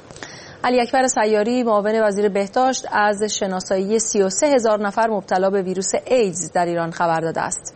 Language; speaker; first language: Persian; native; Persian